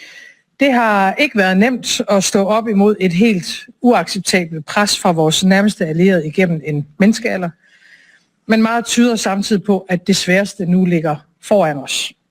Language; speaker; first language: Danish; native; Danish